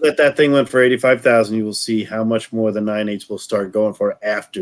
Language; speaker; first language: English; native; English